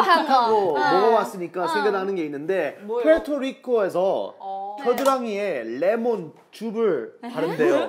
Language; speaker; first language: Korean; non-native, fluent; English